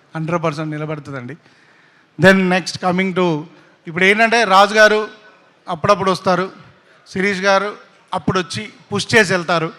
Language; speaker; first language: Telugu; native; Telugu